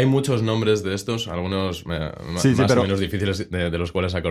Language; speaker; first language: Spanish; native; Spanish